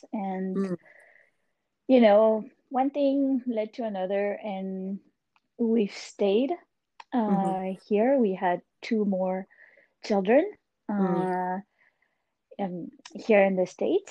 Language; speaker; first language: English; non-native, fluent; French